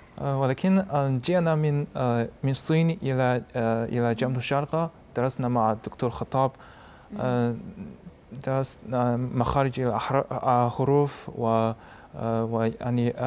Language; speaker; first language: Arabic; non-native, learner; Chinese